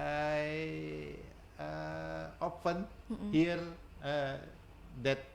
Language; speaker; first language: English; non-native, learner; Indonesian